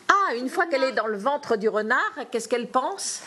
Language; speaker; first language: French; native; French